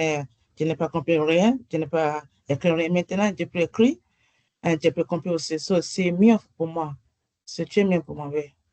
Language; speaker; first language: French; non-native, learner; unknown